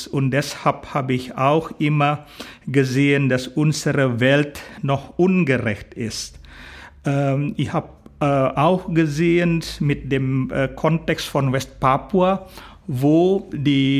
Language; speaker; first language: German; non-native, fluent; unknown